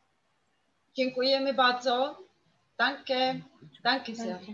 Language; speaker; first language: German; non-native, fluent; Polish